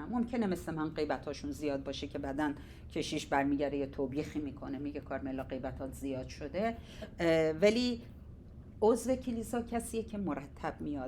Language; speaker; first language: Persian; native; Persian